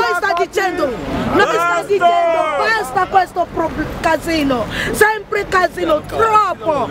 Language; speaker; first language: Italian; non-native, learner; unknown